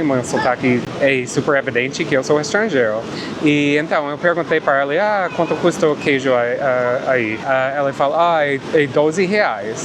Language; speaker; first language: Portuguese; non-native, fluent; English